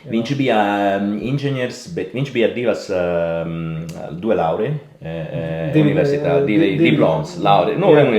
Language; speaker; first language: Latvian; non-native, learner; Italian